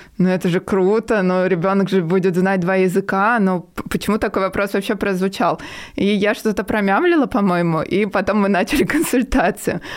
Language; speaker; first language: Russian; native; Russian